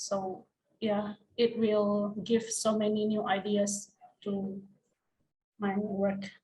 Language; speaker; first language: English; non-native, learner; Indonesian